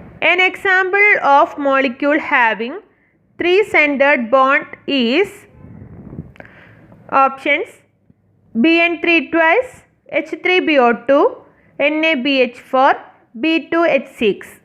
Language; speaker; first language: English; non-native, local second language; Malayalam